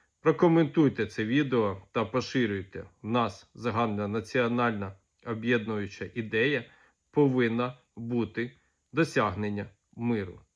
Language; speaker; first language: Ukrainian; native; Ukrainian